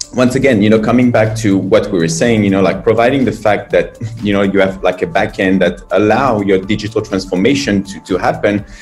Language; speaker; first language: English; non-native, fluent; French